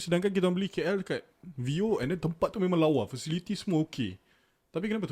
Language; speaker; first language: Malay; native; Malay